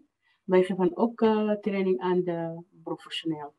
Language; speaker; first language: Dutch; non-native, fluent; Arabic